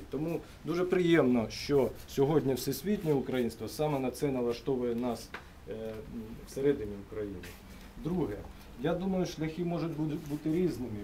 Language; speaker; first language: Ukrainian; native; Ukrainian